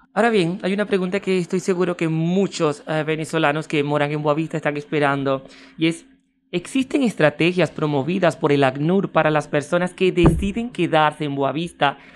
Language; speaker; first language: Spanish; native; Spanish